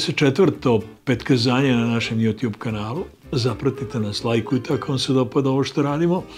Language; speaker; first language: Bosnian; native; Bosnian